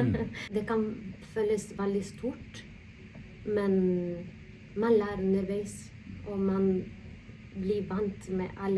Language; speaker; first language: Norwegian; non-native, fluent; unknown